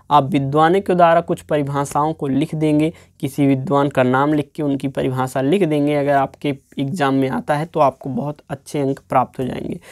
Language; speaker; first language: Hindi; native; Hindi